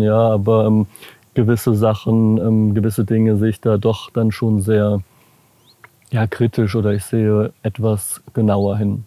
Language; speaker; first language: German; native; German